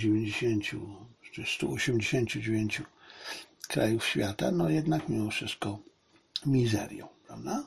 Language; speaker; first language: Polish; native; Polish